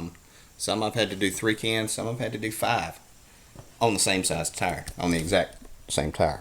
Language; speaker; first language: English; native; English